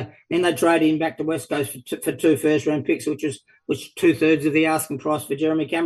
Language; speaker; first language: English; native; English